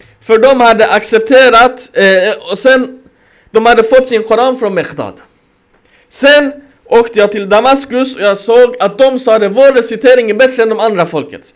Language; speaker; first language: Swedish; early bilingual, other home language; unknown